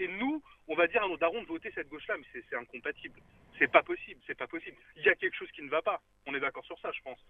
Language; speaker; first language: French; early bilingual, other home language; Kurdish